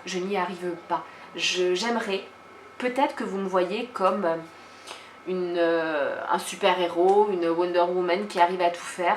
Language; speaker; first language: French; native; French